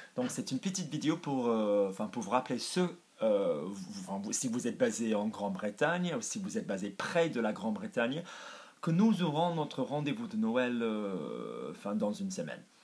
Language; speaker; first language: French; non-native, fluent; English